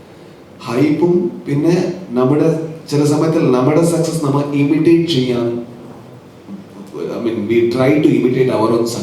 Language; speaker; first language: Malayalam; non-native, learner; Kannada